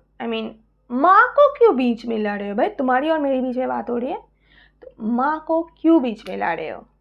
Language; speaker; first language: Hindi; non-native, local second language; Bangla